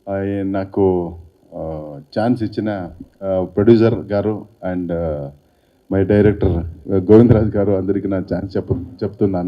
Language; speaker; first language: Telugu; non-native, learner; Kannada